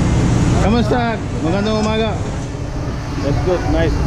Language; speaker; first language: Filipino; non-native, learner; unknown